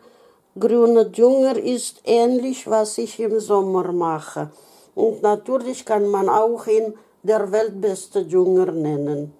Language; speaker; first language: German; non-native, fluent; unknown